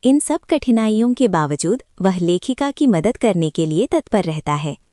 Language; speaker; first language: Hindi; non-native, local second language; Malayalam